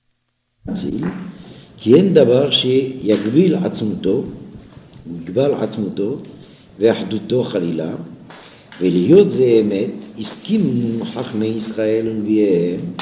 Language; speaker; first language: Hebrew; non-native, fluent; French